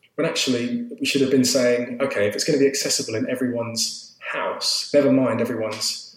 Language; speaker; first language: English; native; English